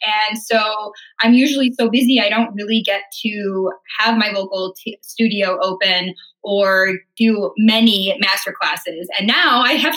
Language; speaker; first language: English; native; English